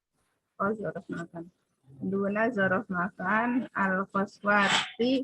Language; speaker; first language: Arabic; non-native, learner; Indonesian